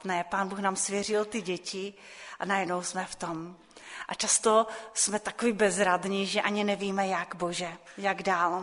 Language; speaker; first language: Czech; non-native, local second language; Polish